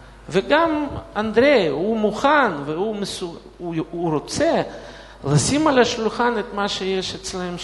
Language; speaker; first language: Hebrew; non-native, fluent; Russian